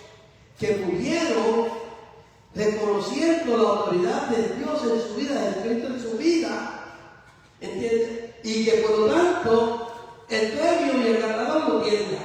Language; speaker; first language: Spanish; native; Spanish